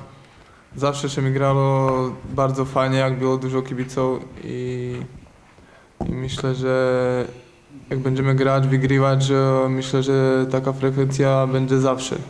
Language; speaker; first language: Polish; non-native, learner; Slovak